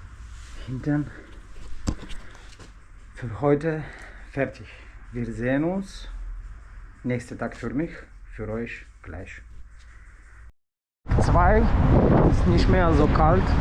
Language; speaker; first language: German; non-native, learner; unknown